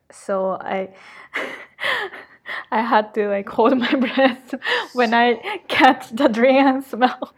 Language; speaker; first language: English; non-native, fluent; Japanese